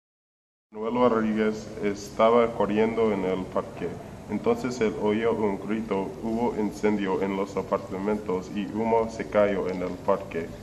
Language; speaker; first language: Spanish; non-native, learner; English